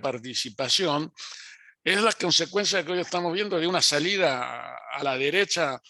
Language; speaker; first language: Spanish; native; Spanish